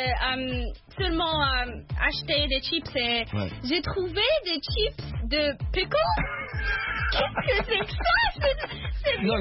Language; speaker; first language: French; non-native, learner; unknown